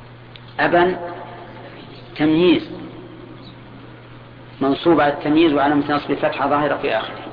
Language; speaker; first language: Arabic; native; Arabic